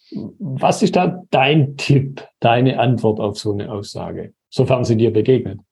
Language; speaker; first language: German; native; German